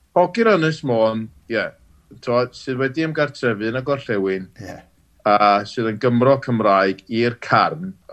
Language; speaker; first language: Welsh; native; Welsh